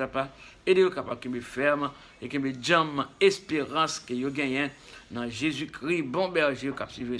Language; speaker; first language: French; non-native, local second language; Haitian Creole